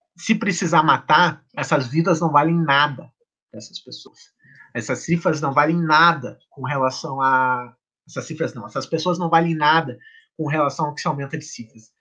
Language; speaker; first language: Portuguese; native; Portuguese